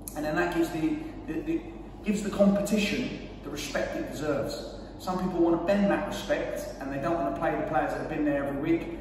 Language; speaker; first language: English; native; English